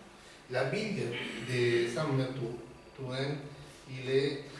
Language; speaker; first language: French; non-native, learner; Spanish